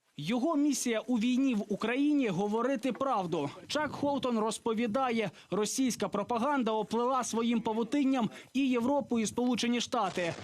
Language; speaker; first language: Ukrainian; native; Ukrainian